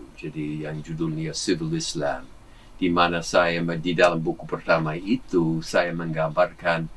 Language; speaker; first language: Indonesian; non-native, fluent; English